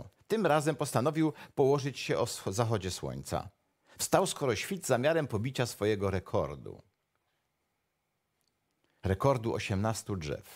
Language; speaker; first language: Polish; native; Polish